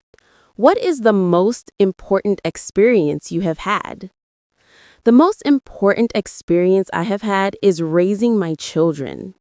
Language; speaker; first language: English; non-native, learner; Vietnamese